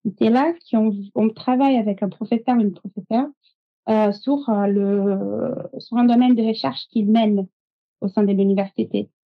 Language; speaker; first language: French; non-native, fluent; Portuguese